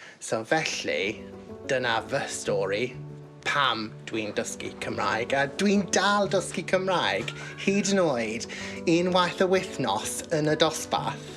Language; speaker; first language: Welsh; non-native, learner; English